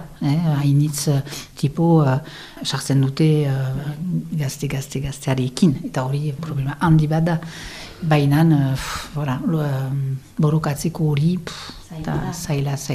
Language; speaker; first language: Basque; non-native, local second language; French